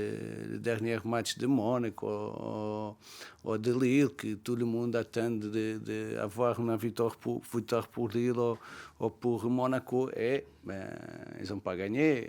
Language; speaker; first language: French; non-native, learner; Portuguese